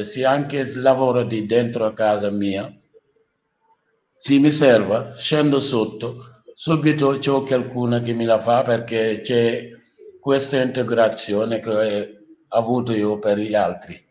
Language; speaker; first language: Italian; non-native, learner; Wolof